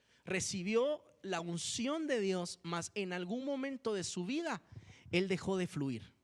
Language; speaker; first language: Spanish; native; Spanish